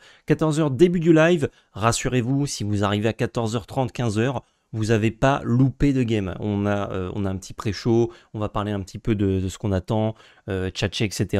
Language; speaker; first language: French; native; French